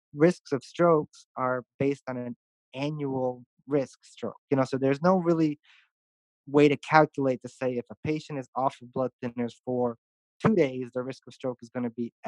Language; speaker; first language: English; native; English